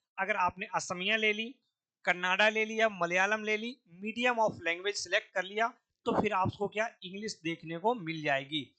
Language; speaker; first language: Hindi; native; Hindi